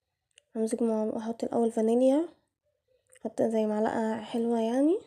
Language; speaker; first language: Arabic; native; Arabic